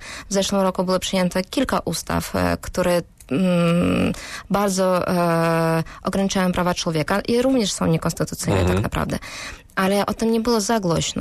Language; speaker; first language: Polish; non-native, fluent; Russian